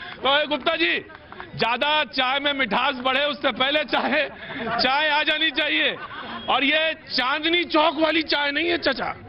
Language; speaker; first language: Hindi; native; Hindi